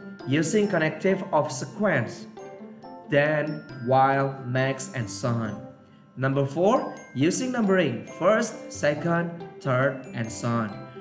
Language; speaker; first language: English; non-native, fluent; Indonesian